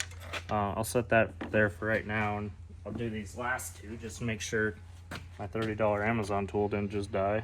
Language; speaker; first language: English; native; English